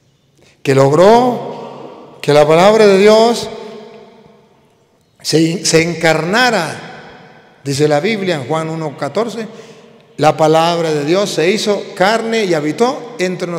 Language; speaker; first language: Spanish; native; Spanish